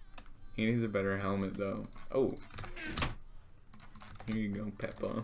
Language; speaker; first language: English; native; English